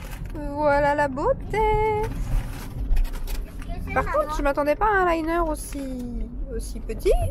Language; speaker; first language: French; native; French